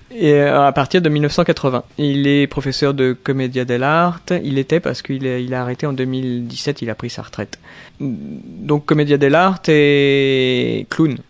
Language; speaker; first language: French; native; French